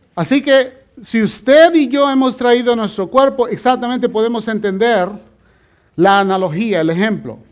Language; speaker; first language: Spanish; native; Spanish